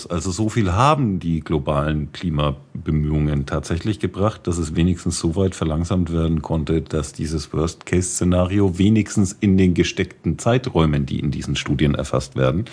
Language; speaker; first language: German; native; German